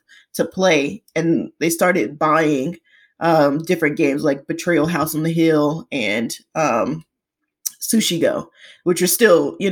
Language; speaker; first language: English; native; English